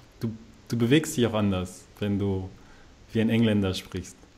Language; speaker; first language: German; native; German